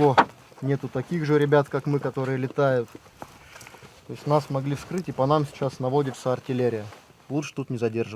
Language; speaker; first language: Russian; native; Russian